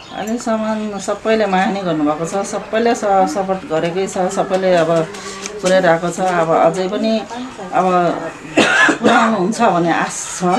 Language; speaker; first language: Nepali; non-native, local second language; Limbu